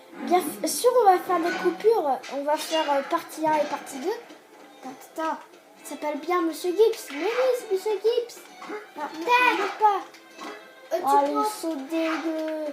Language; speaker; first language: French; native; French